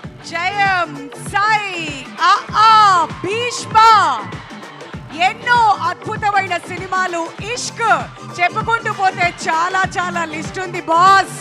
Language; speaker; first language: Telugu; native; Telugu